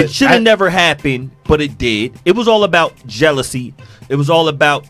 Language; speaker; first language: English; native; English